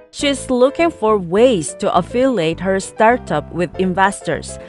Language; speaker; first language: English; non-native, fluent; Korean